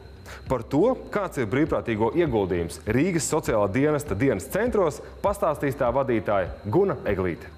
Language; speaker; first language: Latvian; native; Latvian